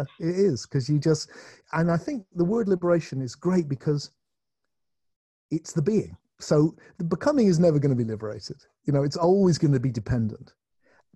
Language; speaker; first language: English; native; English